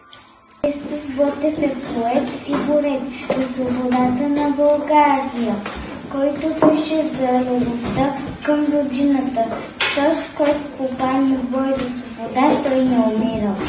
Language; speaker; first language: Bulgarian; early bilingual, heritage; Bulgarian